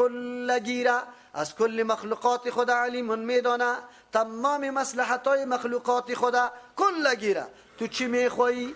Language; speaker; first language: Persian; native; Persian